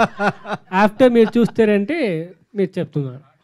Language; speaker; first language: Telugu; non-native, learner; Tamil